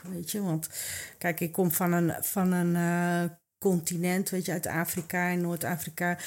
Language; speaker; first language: Dutch; early bilingual, other home language; Arabic